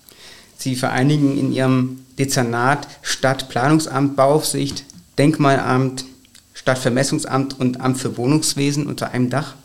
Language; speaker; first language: German; native; German